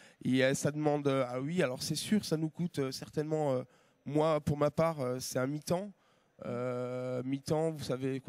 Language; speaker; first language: French; native; French